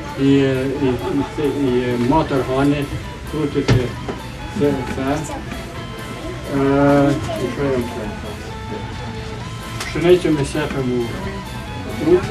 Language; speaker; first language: Ukrainian; early bilingual, heritage; Ukrainian